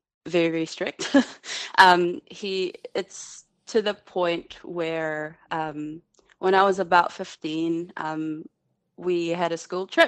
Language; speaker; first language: English; native; English